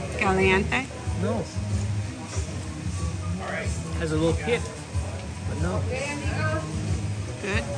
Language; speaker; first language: English; non-native, fluent; Spanish